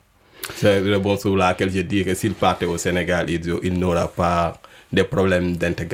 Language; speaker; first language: French; non-native, local second language; Wolof